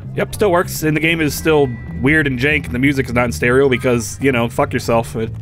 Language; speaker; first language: English; native; English